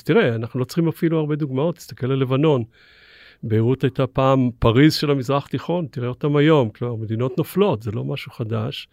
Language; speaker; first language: Hebrew; native; Hebrew